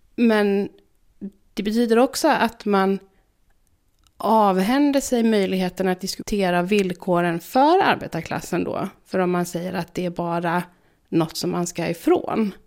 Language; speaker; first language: Swedish; native; Swedish